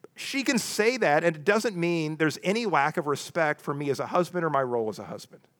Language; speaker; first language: English; native; English